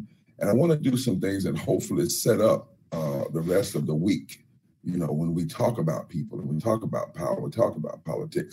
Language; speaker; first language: English; native; English